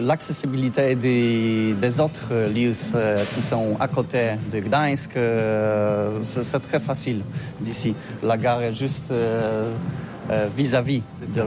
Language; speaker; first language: French; non-native, learner; Polish